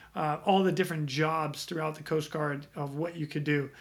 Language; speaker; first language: English; native; English